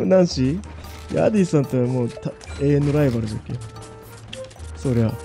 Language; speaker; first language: Japanese; native; Japanese